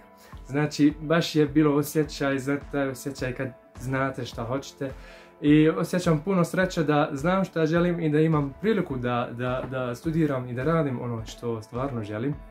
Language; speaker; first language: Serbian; non-native, learner; Arabic